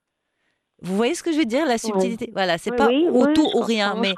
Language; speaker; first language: French; non-native, local second language; Arabic